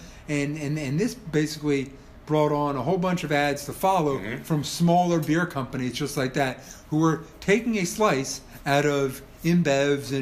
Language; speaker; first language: English; native; English